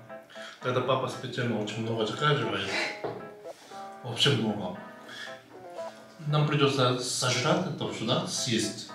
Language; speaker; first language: Russian; non-native, learner; Korean